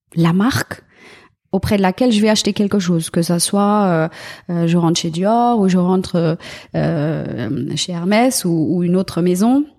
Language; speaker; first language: French; non-native, fluent; German